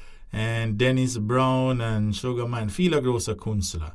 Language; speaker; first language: German; non-native, fluent; English